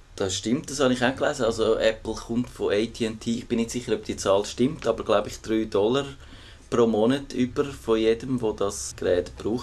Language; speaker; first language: German; native; German